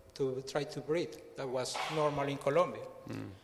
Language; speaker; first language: English; non-native, fluent; Spanish